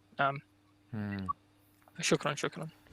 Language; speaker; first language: Arabic; non-native, learner; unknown